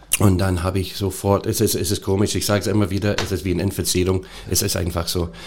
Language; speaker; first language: German; non-native, fluent; English